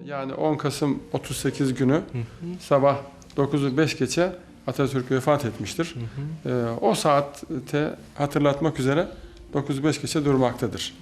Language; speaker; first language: Turkish; native; Turkish